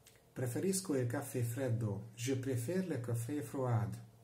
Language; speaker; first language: French; non-native, learner; Hungarian